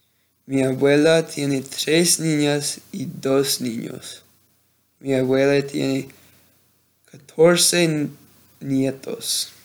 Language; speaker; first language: Spanish; non-native, learner; English